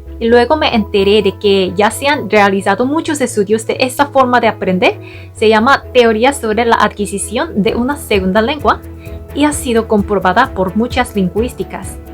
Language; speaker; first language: Spanish; non-native, fluent; Korean